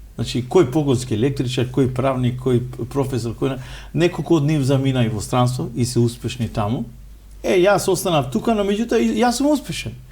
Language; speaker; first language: Macedonian; non-native, local second language; Romany